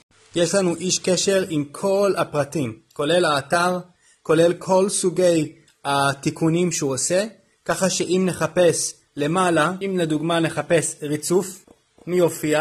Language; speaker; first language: Hebrew; native; Hebrew